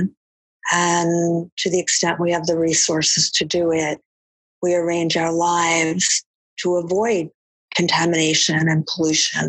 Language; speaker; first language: English; native; English